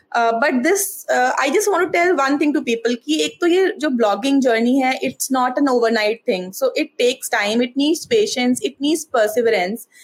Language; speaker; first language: Hindi; native; Hindi